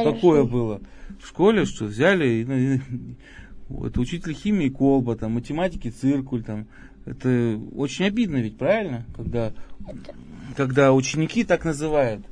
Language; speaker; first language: Russian; native; Russian